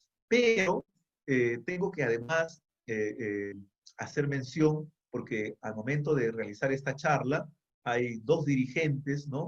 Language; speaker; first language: Spanish; native; Spanish